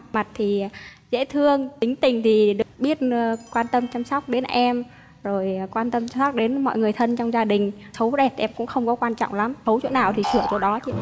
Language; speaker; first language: Vietnamese; native; Vietnamese